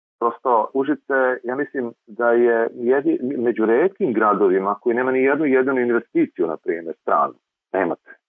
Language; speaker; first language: Serbian; native; Serbian